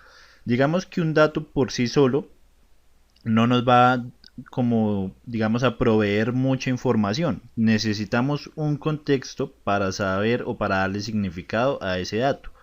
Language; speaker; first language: Spanish; native; Spanish